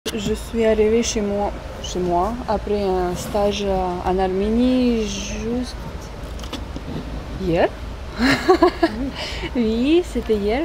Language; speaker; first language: French; non-native, learner; Russian